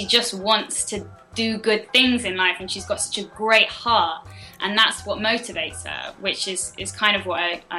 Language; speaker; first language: English; native; English